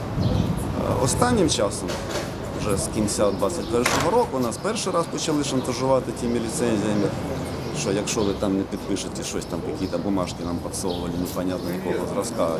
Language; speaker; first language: Ukrainian; native; Ukrainian